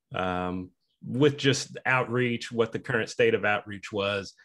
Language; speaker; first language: English; native; English